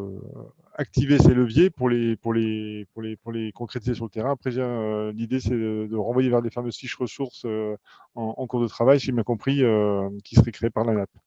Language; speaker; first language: French; native; French